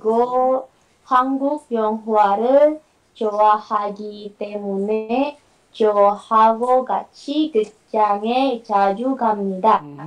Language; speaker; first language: Korean; non-native, learner; Indonesian